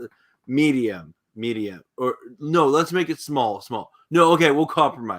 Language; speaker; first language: English; native; English